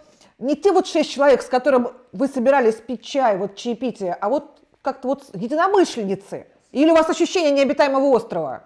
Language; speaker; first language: Russian; native; Russian